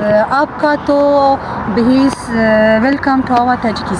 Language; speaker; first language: Hindi; non-native, learner; Tajik